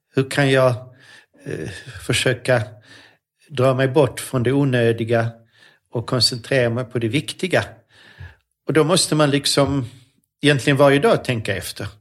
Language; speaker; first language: Swedish; native; Swedish